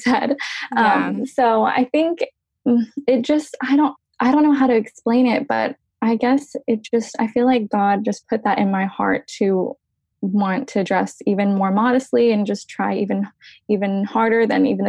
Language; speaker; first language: English; native; English